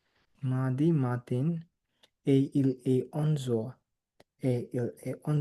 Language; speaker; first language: French; non-native, learner; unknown